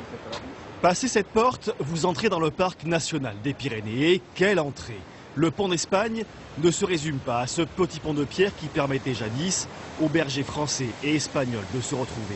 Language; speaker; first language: French; native; French